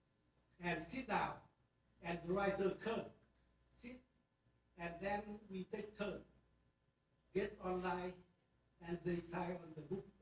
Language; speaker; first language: English; non-native, learner; Vietnamese